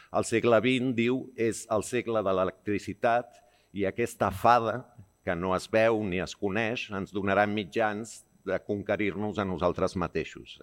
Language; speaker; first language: Catalan; early bilingual, heritage; Catalan